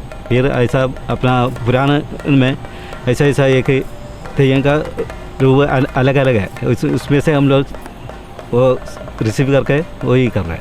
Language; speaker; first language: Hindi; non-native, local second language; Malayalam